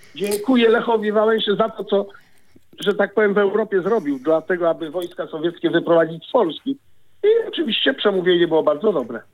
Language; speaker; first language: Polish; native; Polish